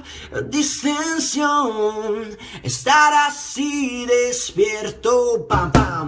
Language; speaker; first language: Spanish; non-native, fluent; Italian